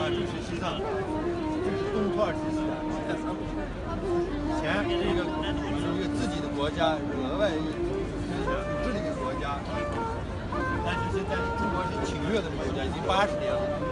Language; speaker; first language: Chinese; non-native, local second language; Uyghur